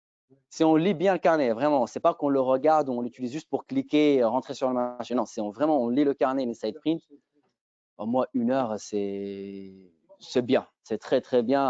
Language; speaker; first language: French; native; French